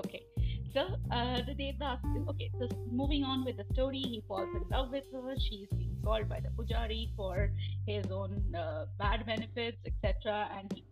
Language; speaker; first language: English; non-native, local second language; Bangla